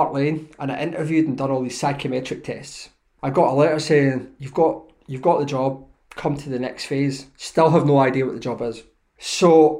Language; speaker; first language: English; native; English